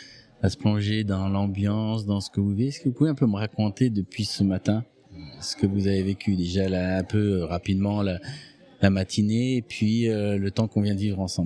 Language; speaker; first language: French; native; French